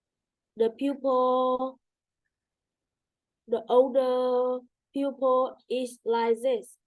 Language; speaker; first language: English; non-native, learner; Vietnamese